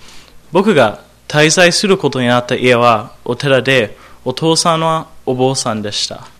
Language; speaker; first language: Japanese; non-native, learner; English